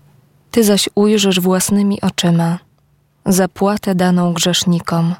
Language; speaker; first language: Polish; native; Polish